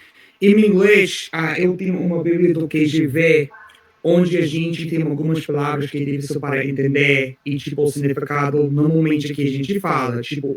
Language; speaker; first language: Portuguese; non-native, learner; English